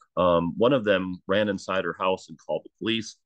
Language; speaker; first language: English; native; English